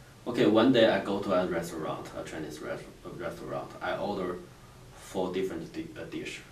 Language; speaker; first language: English; non-native, learner; Chinese